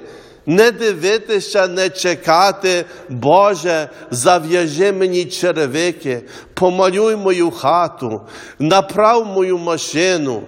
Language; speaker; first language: Ukrainian; early bilingual, heritage; Ukrainian